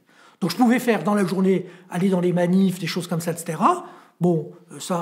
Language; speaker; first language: French; native; French